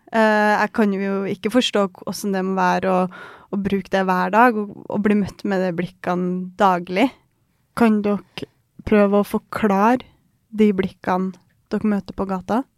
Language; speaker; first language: Norwegian; early bilingual, other home language; Persian